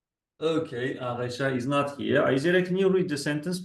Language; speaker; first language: English; non-native, fluent; Kazakh